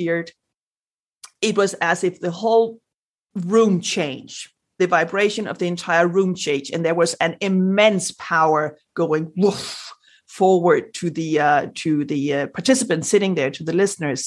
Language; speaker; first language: English; non-native, fluent; Danish